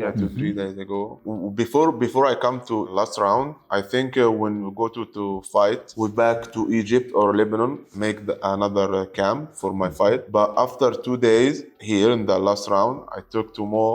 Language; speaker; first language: English; non-native, learner; Arabic